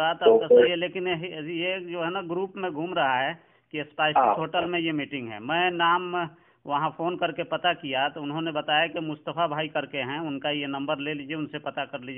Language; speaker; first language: Hindi; native; Hindi